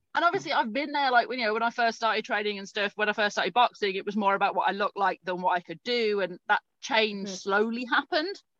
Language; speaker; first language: English; native; English